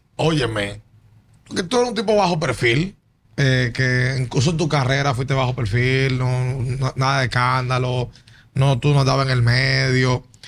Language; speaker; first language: Spanish; native; Spanish